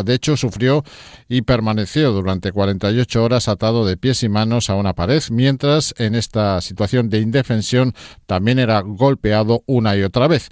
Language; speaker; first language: Spanish; native; Spanish